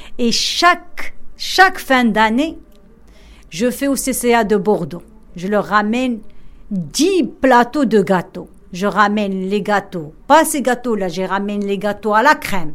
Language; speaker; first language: French; non-native, local second language; Arabic